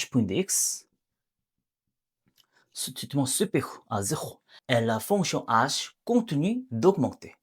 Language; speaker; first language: French; non-native, learner; Korean